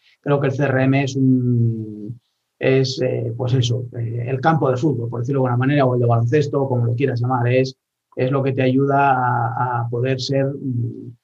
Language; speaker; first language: Spanish; native; Spanish